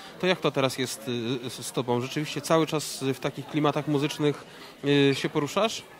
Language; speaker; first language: Polish; native; Polish